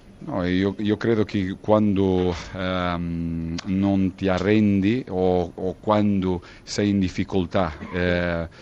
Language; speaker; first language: Italian; non-native, fluent; Portuguese